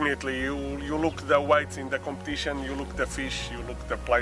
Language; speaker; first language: English; non-native, learner; Portuguese